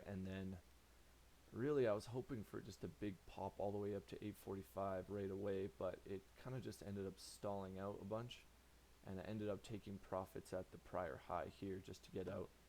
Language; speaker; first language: English; native; English